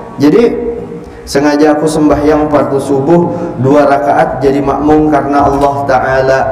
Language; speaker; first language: Indonesian; non-native, local second language; Banjar